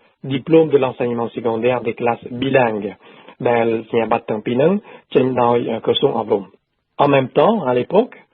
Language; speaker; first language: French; non-native, fluent; Khmer